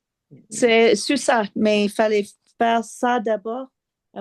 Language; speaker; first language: French; non-native, fluent; English